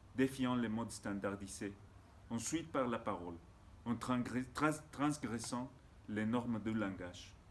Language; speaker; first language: French; non-native, fluent; Spanish